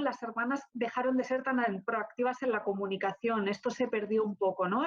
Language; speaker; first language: Spanish; native; Spanish